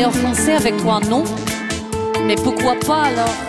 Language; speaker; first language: French; non-native, learner; English